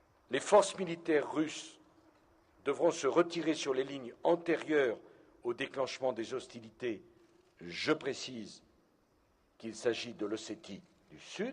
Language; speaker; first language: French; native; French